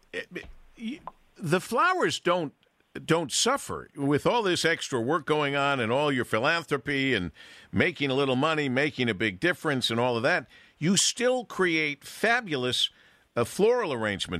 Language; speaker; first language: English; native; English